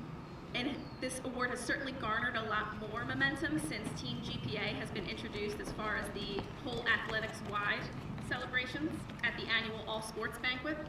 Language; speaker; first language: English; native; English